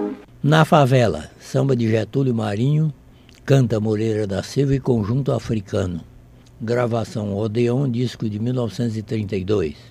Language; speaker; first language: Portuguese; native; Portuguese